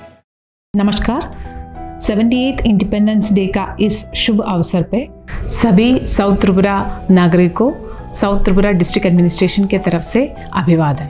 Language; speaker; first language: Hindi; non-native, local second language; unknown